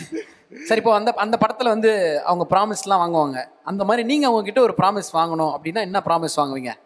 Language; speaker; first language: Tamil; native; Tamil